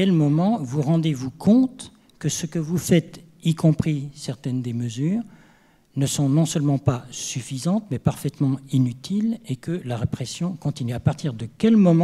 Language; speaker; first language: French; native; French